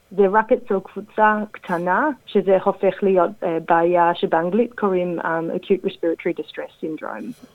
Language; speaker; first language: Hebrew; non-native, fluent; English